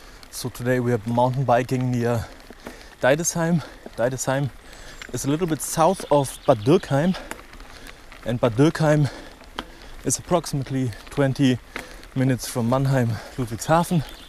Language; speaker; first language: English; non-native, fluent; German